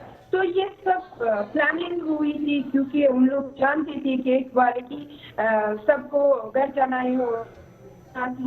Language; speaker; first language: Hindi; non-native, fluent; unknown